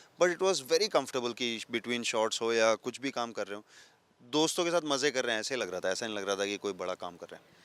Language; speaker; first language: Hindi; non-native, local second language; Telugu